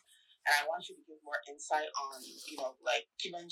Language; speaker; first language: English; non-native, local second language; Yoruba